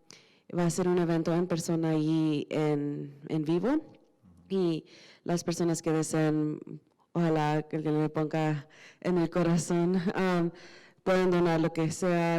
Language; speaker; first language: Spanish; early bilingual, heritage; Spanish